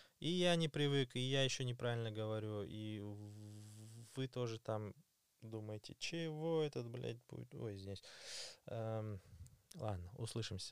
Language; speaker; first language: Russian; native; Russian